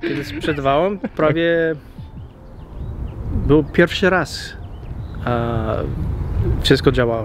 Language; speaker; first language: Polish; non-native, learner; English